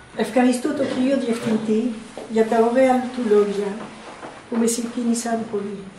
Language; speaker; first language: Greek; non-native, fluent; French